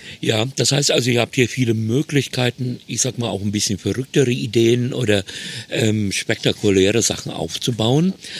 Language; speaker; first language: German; native; German